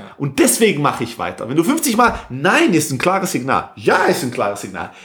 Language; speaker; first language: German; non-native, fluent; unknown